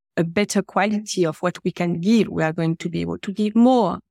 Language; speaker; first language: English; non-native, fluent; French